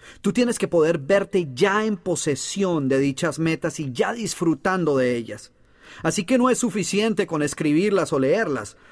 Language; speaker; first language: Spanish; native; Spanish